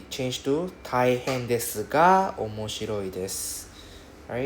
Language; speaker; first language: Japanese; non-native, fluent; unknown